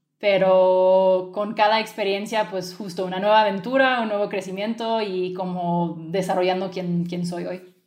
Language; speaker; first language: Spanish; early bilingual, other home language; French